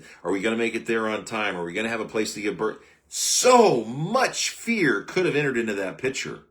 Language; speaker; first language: English; native; English